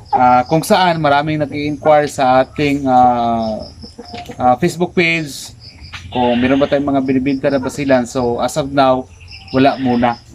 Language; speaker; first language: Filipino; non-native, local second language; Cebuano